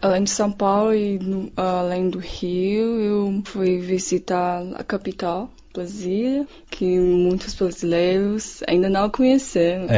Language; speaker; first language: Portuguese; non-native, fluent; Chinese